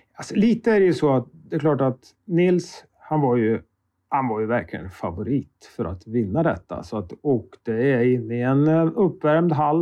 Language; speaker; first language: Swedish; native; Swedish